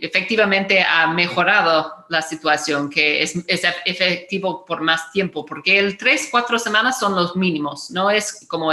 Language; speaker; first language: Spanish; non-native, fluent; English